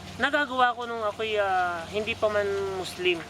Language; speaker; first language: Filipino; native; Filipino